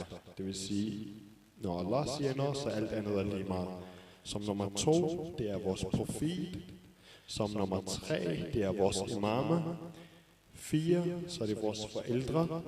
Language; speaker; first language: Danish; early bilingual, other home language; Arabic